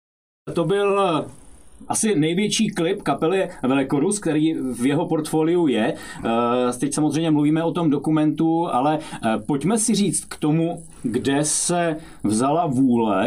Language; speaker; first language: Czech; native; Czech